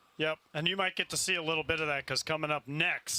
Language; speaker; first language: English; native; English